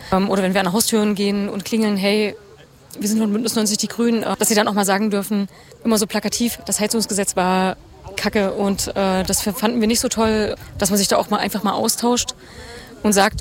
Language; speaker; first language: German; native; German